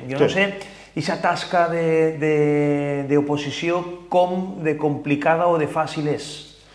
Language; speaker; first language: Catalan; native; Catalan